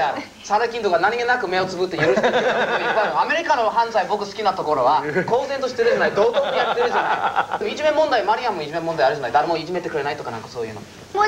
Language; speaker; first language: Japanese; non-native, fluent; English